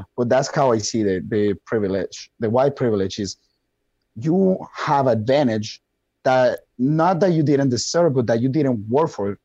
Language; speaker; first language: English; non-native, fluent; Spanish